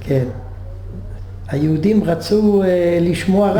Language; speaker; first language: Hebrew; non-native, fluent; French